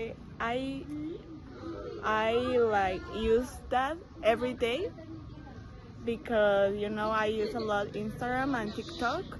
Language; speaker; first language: English; non-native, learner; Spanish